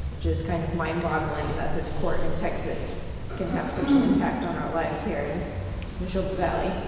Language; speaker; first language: English; native; English